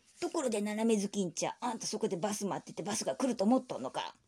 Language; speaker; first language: Japanese; native; Japanese